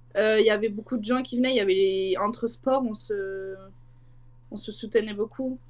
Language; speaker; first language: French; native; French